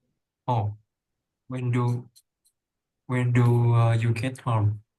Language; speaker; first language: English; non-native, learner; Vietnamese